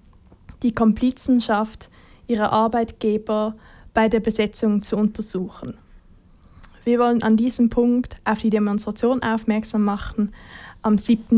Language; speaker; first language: German; native; German